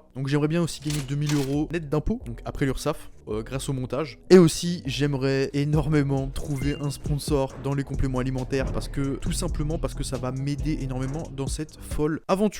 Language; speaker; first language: French; native; French